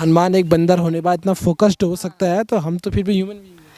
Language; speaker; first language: Hindi; native; Hindi